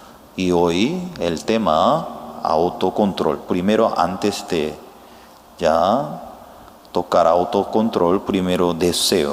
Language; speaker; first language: Spanish; non-native, fluent; Korean